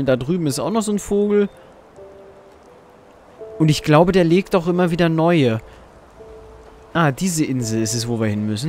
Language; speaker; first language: German; native; German